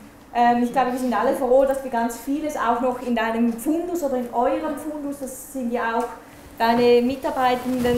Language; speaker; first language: German; native; German